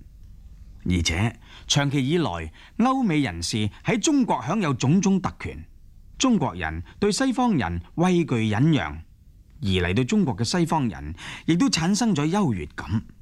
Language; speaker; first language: Chinese; non-native, local second language; Cantonese